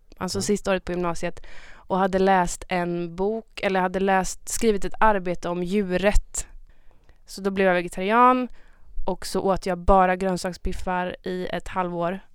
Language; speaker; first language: Swedish; native; Swedish